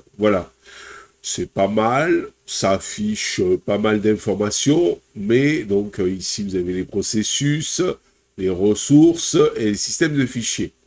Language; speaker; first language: French; native; French